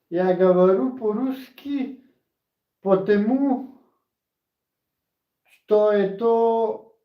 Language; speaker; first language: Russian; non-native, learner; Slovenian